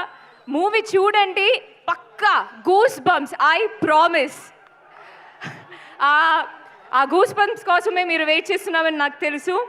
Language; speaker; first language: Telugu; non-native, learner; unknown